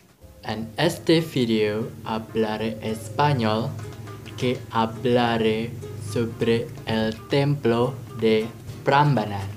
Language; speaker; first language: Spanish; non-native, learner; Indonesian